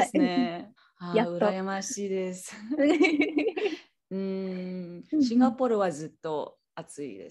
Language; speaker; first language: Japanese; non-native, learner; English